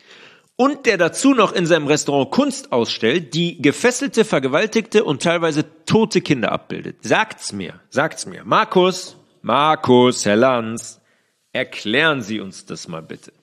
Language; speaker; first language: German; native; German